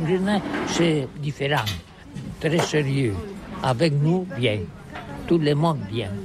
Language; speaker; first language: French; non-native, learner; Catalan